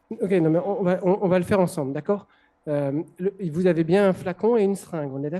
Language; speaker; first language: French; native; French